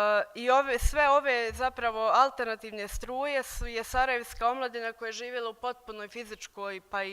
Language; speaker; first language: Bosnian; native; Bosnian